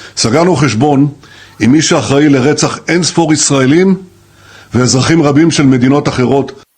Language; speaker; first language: Hebrew; native; Hebrew